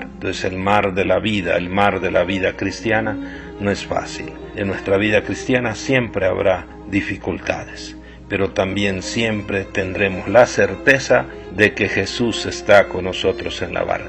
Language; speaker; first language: Spanish; native; Spanish